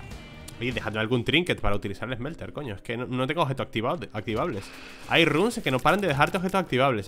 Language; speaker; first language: Spanish; native; Spanish